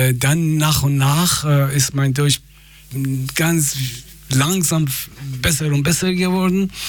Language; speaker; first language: German; non-native, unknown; Persian